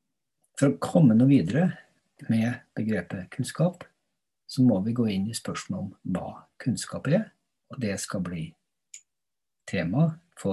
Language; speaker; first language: Norwegian; native; Norwegian